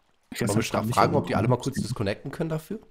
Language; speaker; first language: German; native; German